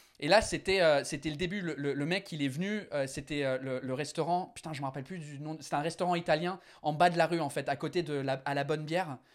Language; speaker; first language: French; non-native, fluent; English